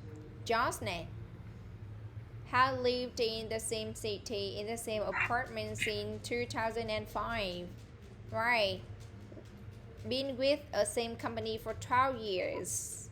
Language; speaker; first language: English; non-native, fluent; Vietnamese